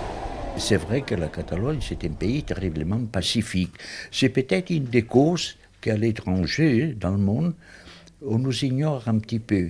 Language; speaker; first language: French; non-native, fluent; Catalan